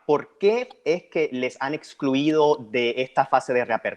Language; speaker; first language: Spanish; native; Spanish